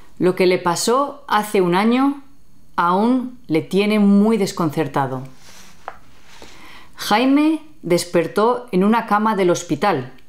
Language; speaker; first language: Spanish; native; Spanish